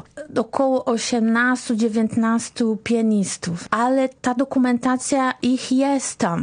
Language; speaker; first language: Polish; non-native, fluent; Portuguese